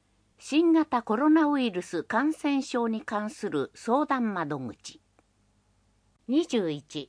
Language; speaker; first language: Japanese; native; Japanese